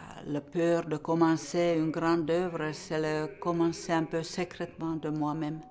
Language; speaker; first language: French; non-native, fluent; Finnish